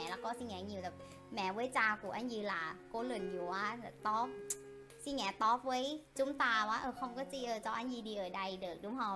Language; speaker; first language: Vietnamese; non-native, learner; Thai